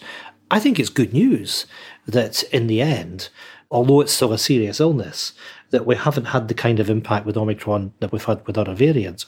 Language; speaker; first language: English; native; English